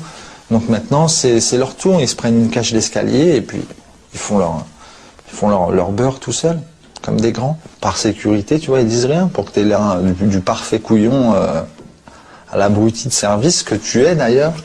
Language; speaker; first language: French; native; French